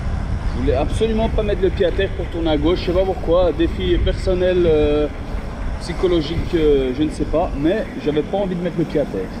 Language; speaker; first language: French; native; French